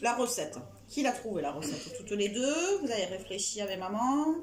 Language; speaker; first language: French; native; French